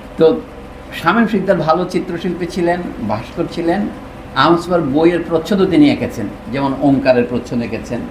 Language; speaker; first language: Bangla; non-native, local second language; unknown